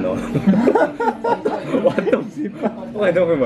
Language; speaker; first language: English; non-native, learner; Korean